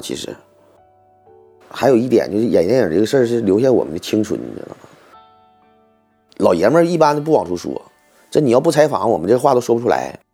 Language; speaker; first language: Chinese; native; Chinese